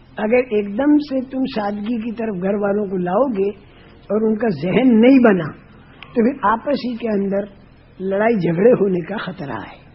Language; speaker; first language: Urdu; non-native, local second language; Gujarati